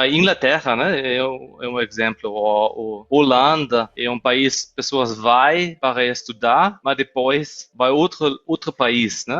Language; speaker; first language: Portuguese; non-native, fluent; German